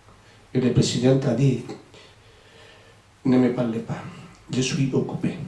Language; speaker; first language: French; non-native, fluent; Spanish